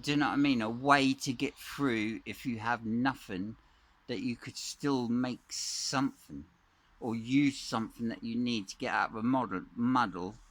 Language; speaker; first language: English; native; English